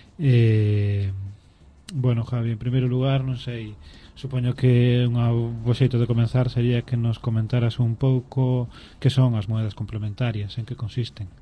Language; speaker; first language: Galician; non-native, local second language; Spanish